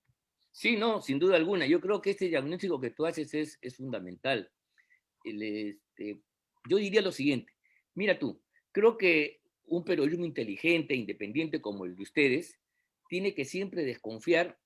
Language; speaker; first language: Spanish; native; Spanish